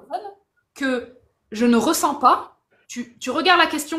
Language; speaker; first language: French; native; French